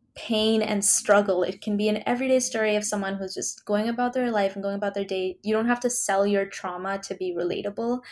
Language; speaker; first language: English; early bilingual, other home language; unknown